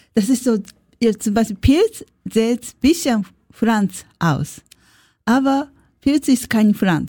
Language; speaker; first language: German; non-native, learner; Japanese